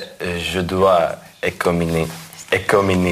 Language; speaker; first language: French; non-native, learner; Russian